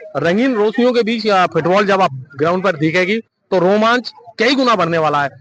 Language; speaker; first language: Hindi; native; Hindi